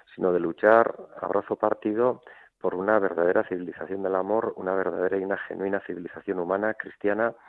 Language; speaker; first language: Spanish; native; Spanish